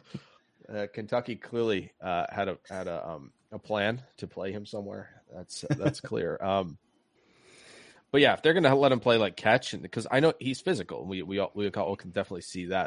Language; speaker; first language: English; native; English